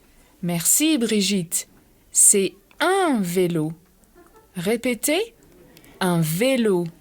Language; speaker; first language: French; non-native, fluent; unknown